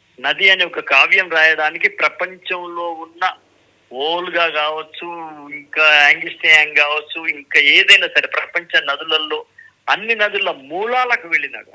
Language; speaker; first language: Telugu; native; Telugu